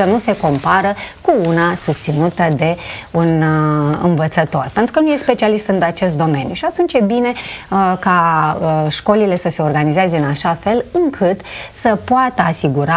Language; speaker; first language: Romanian; native; Romanian